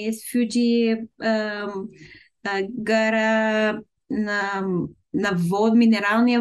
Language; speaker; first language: Russian; non-native, learner; Bulgarian